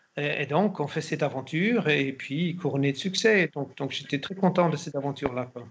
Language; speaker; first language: French; non-native, fluent; German